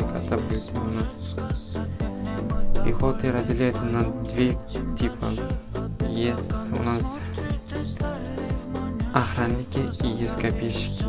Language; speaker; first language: Russian; non-native, fluent; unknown